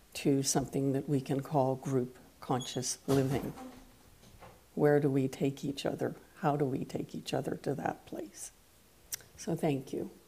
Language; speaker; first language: English; non-native, fluent; French